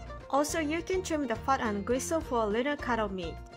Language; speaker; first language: English; non-native, fluent; Japanese